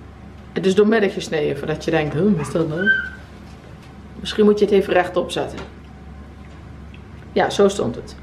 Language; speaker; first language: Dutch; native; Dutch